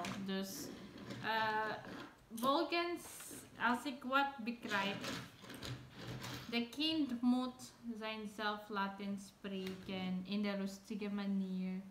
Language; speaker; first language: Dutch; non-native, learner; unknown